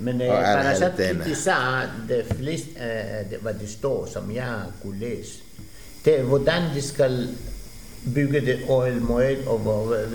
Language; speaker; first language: Danish; non-native, fluent; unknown